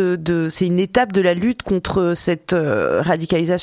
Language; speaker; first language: French; native; French